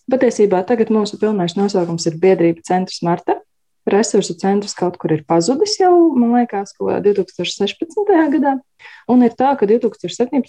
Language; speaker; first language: Latvian; native; Latvian